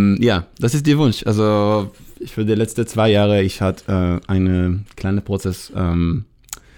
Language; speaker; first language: German; non-native, learner; Hebrew